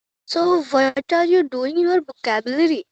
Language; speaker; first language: English; non-native, learner; Hindi